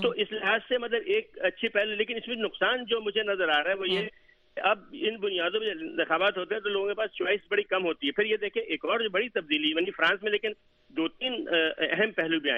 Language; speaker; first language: Urdu; native; Urdu